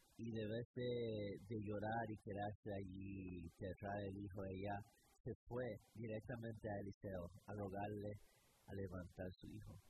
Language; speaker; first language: Spanish; early bilingual, heritage; English